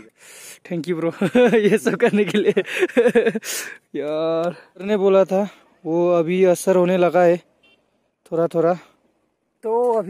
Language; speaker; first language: Hindi; non-native, local second language; Assamese